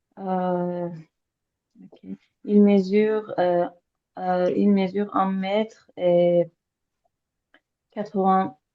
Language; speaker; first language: French; non-native, learner; Azerbaijani